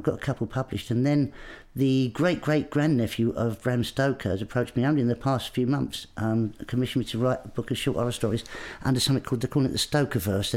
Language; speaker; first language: English; native; English